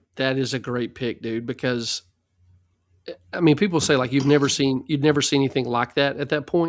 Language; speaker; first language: English; native; English